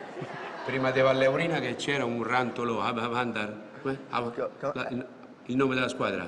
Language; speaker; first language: Italian; native; Italian